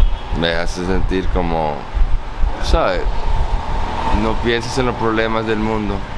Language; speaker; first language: Spanish; non-native, learner; English